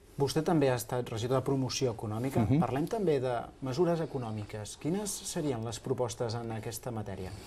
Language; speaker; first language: Catalan; native; Catalan